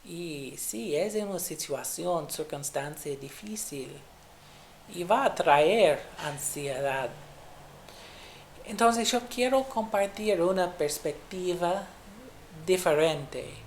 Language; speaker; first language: Spanish; non-native, fluent; English